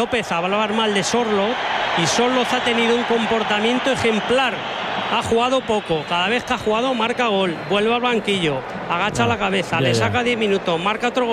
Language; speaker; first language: Spanish; native; Spanish